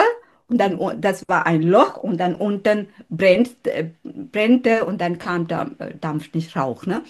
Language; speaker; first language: German; non-native, fluent; Sinhala